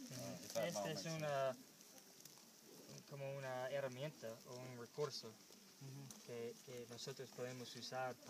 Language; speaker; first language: Spanish; non-native, learner; English